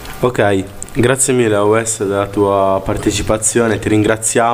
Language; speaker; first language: Italian; native; Italian